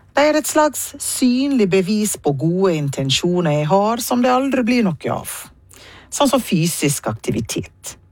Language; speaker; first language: Norwegian; non-native, fluent; English